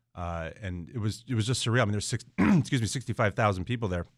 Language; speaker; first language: English; native; English